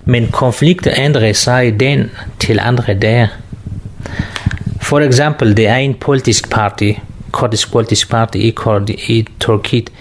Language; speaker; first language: Danish; non-native, learner; Kurdish